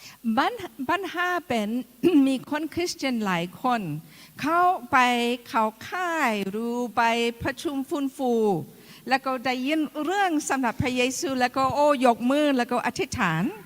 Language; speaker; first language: Thai; non-native, fluent; English